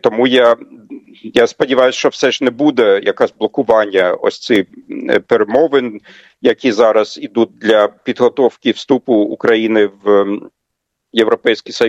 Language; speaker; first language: Ukrainian; non-native, fluent; German